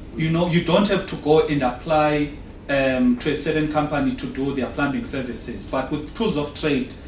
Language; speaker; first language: English; non-native, local second language; Xhosa